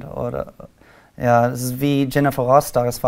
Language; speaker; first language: German; non-native, learner; English